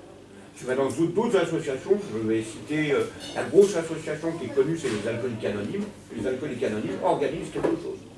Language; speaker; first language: French; native; French